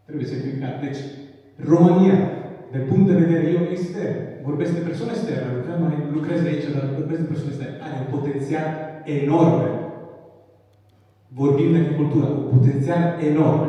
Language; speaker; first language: Romanian; non-native, learner; Italian